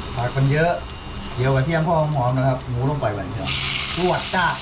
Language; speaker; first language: Thai; native; Thai